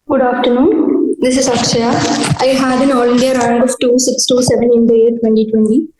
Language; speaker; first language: English; non-native, local second language; Malayalam